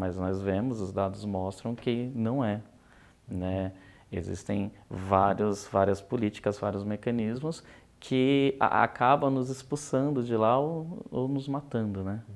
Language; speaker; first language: Portuguese; native; Portuguese